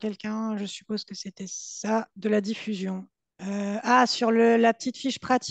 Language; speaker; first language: French; native; French